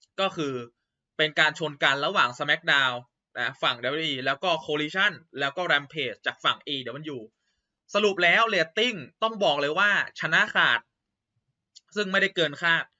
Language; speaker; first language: Thai; native; Thai